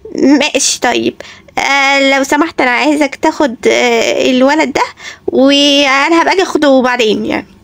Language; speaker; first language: Arabic; native; Arabic